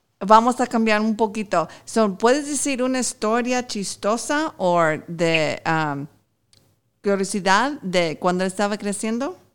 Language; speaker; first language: Spanish; early bilingual, heritage; Spanish